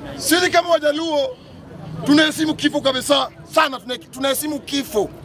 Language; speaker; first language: Swahili; non-native, local second language; Luo (Kenya and Tanzania)